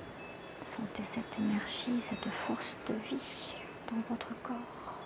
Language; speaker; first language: French; native; French